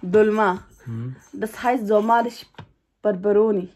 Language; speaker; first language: German; non-native, learner; Somali